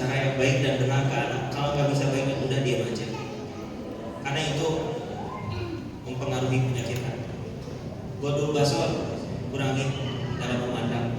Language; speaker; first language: Indonesian; non-native, local second language; Sundanese